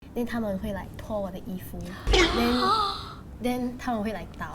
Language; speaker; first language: Chinese; non-native, local second language; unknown